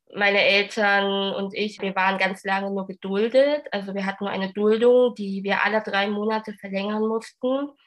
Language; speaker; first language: German; early bilingual, other home language; Vietnamese